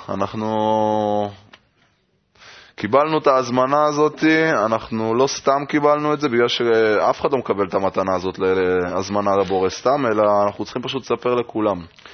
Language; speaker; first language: Hebrew; native; Hebrew